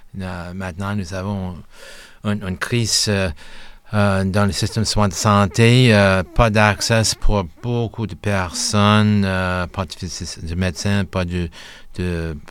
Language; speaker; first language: French; non-native, local second language; English